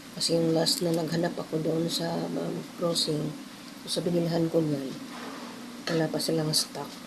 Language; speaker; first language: Filipino; non-native, local second language; Cebuano